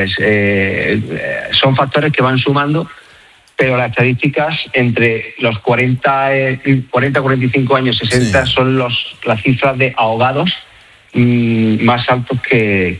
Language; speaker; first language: Spanish; native; Spanish